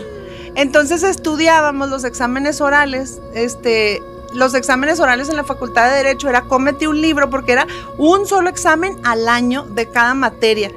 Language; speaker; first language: Spanish; native; Spanish